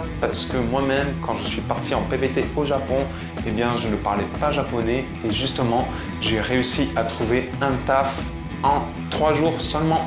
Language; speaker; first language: French; native; French